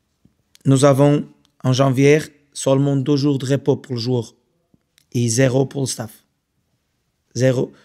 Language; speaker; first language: French; non-native, fluent; Portuguese